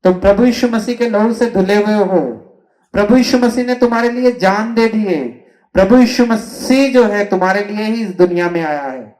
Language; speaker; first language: Hindi; non-native, local second language; Telugu